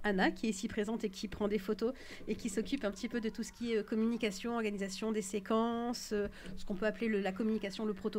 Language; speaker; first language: French; native; French